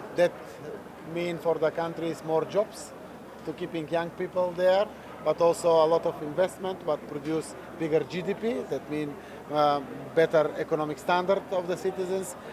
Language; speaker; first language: English; non-native, fluent; Macedonian